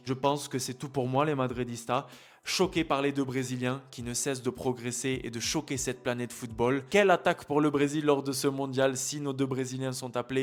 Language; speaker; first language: French; native; French